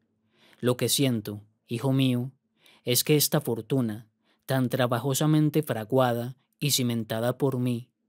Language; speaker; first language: Spanish; native; Spanish